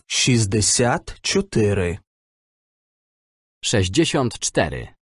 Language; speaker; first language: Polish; non-native, learner; Ukrainian